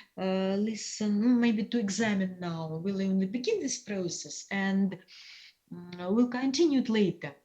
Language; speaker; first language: English; non-native, fluent; Russian